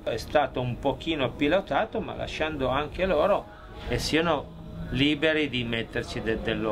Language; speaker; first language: Italian; native; Italian